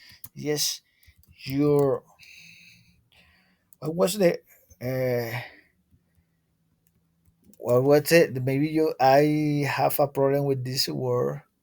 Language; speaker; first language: English; non-native, learner; Spanish